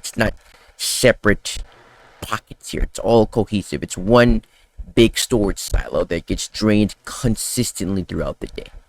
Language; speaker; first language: English; native; English